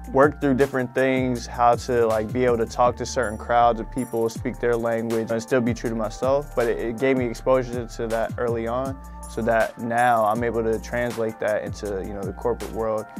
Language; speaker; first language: English; native; English